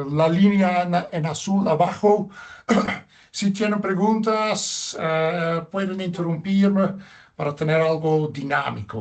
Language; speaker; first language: Spanish; non-native, fluent; Dutch